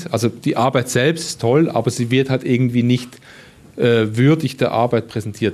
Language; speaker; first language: German; native; German